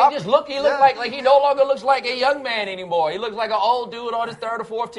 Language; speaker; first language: English; native; English